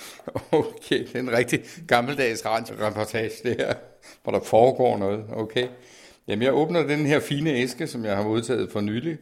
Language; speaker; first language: Danish; native; Danish